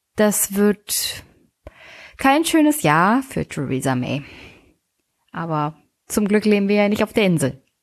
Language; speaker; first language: German; native; German